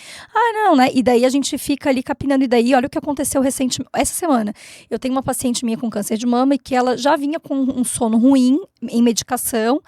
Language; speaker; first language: Portuguese; native; Portuguese